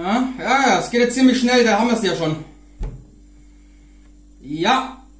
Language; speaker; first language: German; native; German